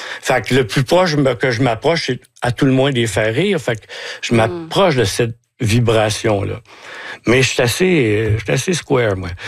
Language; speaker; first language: French; native; French